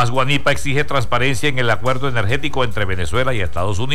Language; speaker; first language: Spanish; native; Spanish